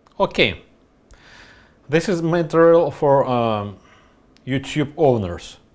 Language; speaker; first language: English; non-native, learner; Russian